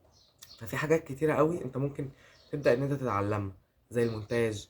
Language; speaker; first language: Arabic; native; Arabic